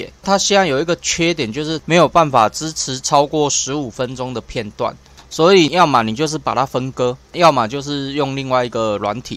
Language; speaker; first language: Chinese; native; Chinese